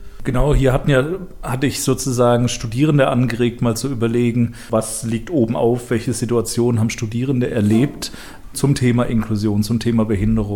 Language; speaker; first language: German; native; German